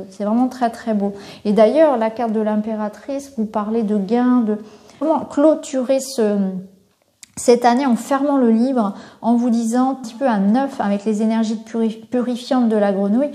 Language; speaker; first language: French; native; French